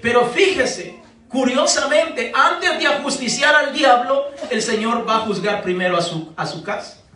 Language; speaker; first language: Spanish; native; Spanish